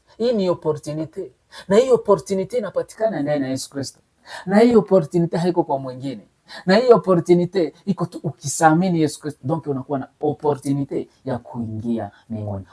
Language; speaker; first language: Swahili; native; Swahili